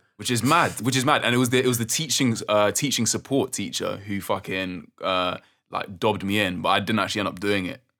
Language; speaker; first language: English; native; English